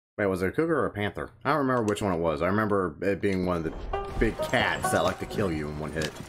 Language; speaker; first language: English; native; English